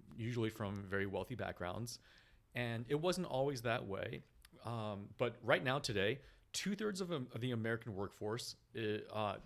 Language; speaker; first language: English; native; English